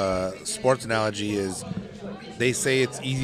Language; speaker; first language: English; native; English